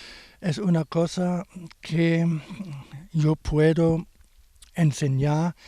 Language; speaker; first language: Spanish; non-native, fluent; German